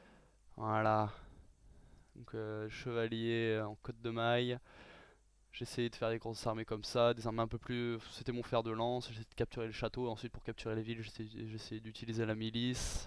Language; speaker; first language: French; native; French